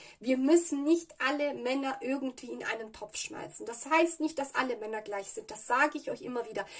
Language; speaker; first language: German; non-native, fluent; Italian